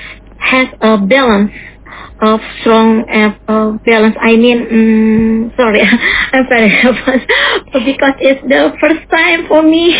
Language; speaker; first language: English; non-native, learner; Indonesian